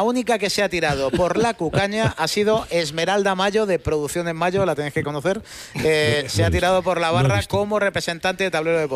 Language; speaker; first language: Spanish; native; Spanish